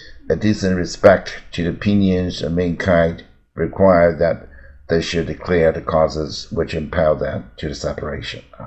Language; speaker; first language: English; non-native, fluent; Chinese